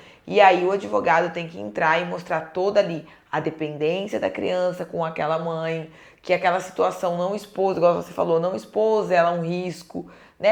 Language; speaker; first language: Portuguese; native; Portuguese